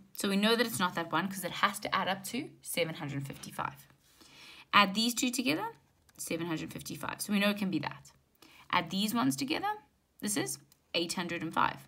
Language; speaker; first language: English; native; English